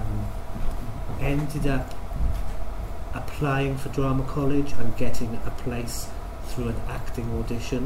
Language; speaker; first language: English; native; English